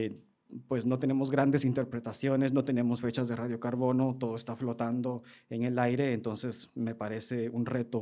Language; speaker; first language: Spanish; native; Spanish